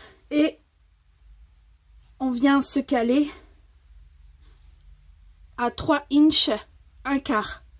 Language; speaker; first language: French; native; French